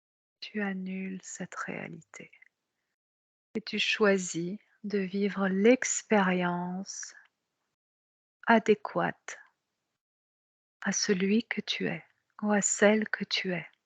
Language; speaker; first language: French; native; French